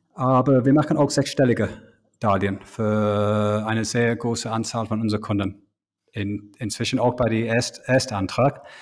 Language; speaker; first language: German; non-native, fluent; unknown